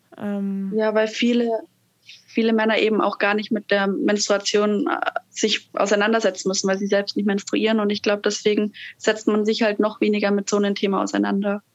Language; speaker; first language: German; native; German